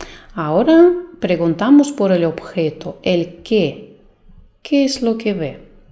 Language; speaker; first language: Spanish; non-native, fluent; Russian